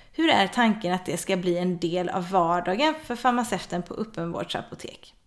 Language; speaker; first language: Swedish; native; Swedish